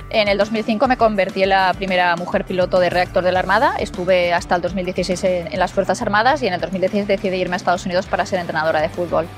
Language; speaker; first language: Spanish; native; Spanish